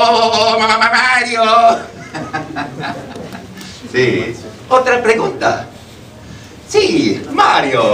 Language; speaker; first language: Spanish; non-native, fluent; English